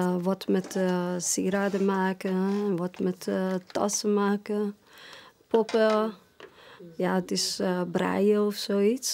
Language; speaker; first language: Dutch; non-native, fluent; Persian